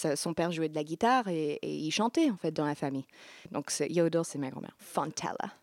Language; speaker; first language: French; non-native, fluent; English